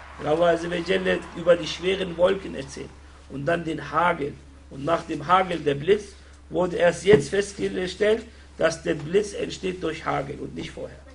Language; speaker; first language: German; non-native, fluent; Arabic